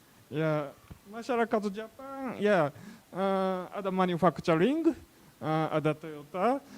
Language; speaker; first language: Indonesian; non-native, learner; Japanese